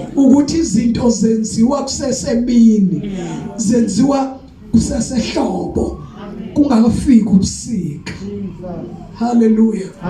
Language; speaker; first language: Zulu; native; Zulu